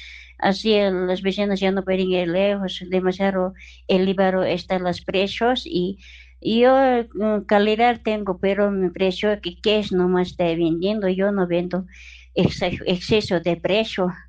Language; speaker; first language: Spanish; non-native, local second language; Aymara